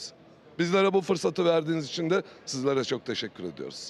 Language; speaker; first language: Turkish; native; Turkish